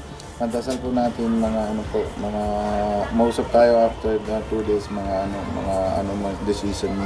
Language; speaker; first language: Filipino; non-native, learner; Hindi